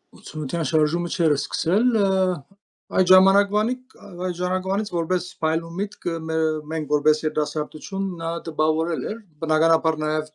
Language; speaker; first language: Armenian; early bilingual, heritage; Armenian